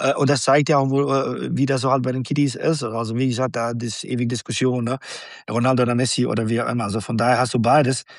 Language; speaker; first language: German; non-native, fluent; Bosnian